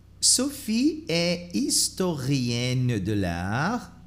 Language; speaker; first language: French; non-native, fluent; Portuguese